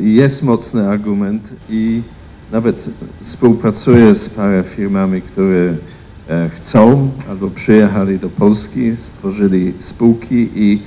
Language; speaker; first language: Polish; non-native, fluent; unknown